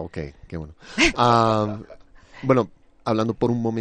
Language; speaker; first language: Spanish; early bilingual, other home language; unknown